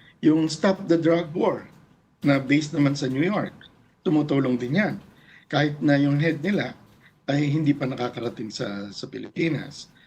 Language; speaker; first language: Filipino; native; Filipino